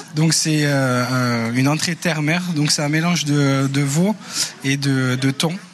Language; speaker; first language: French; native; French